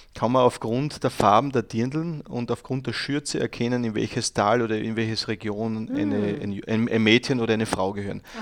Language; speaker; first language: German; native; German